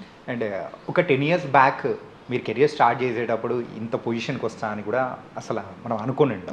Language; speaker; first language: Telugu; native; Telugu